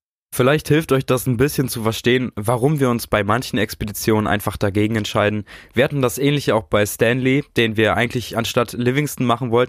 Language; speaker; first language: German; native; German